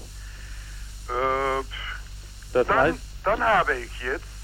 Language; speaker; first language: German; non-native, learner; Turkish